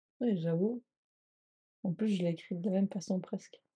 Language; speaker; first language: French; non-native, fluent; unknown